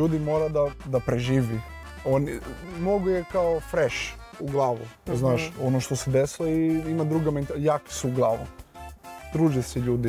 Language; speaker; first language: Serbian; non-native, learner; Portuguese